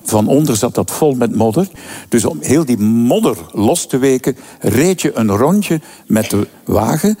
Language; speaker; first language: Dutch; native; Dutch